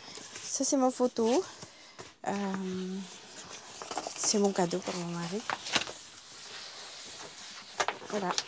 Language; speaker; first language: French; non-native, learner; Filipino